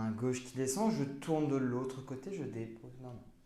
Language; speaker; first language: French; native; French